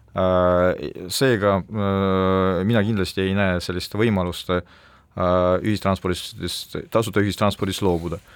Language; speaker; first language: Estonian; non-native, local second language; Russian